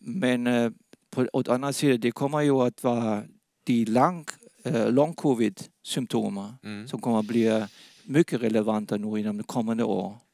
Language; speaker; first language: Swedish; non-native, fluent; Danish